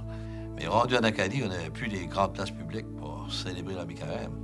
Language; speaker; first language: French; native; French